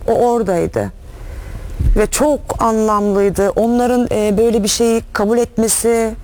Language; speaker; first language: Turkish; native; Turkish